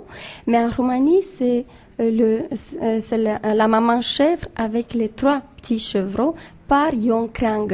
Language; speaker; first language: French; non-native, fluent; Romanian